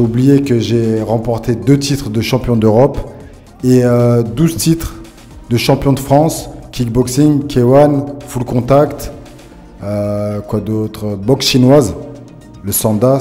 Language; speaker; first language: French; early bilingual, other home language; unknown